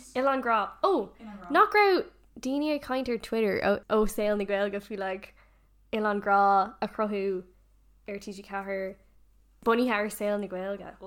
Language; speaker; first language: Irish; non-native, local second language; English